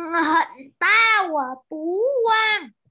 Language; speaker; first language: Chinese; non-native, learner; Vietnamese